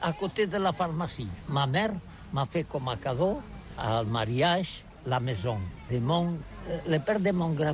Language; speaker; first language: French; non-native, learner; Catalan